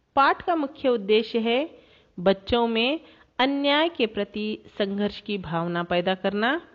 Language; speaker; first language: Hindi; non-native, local second language; Kannada